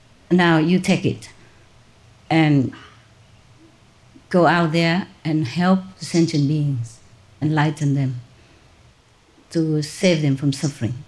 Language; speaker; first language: English; non-native, fluent; Vietnamese